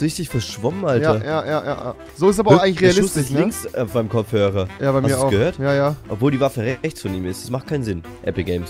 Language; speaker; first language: German; native; German